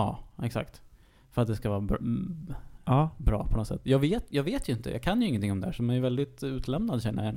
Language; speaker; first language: Swedish; native; Swedish